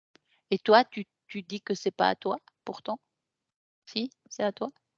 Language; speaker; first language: French; native; French